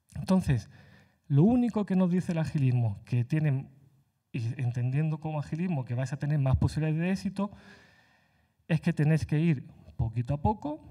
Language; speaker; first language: Spanish; native; Spanish